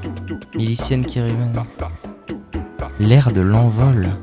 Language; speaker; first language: French; native; French